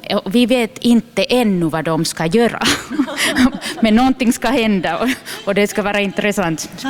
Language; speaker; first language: Swedish; non-native, local second language; Finnish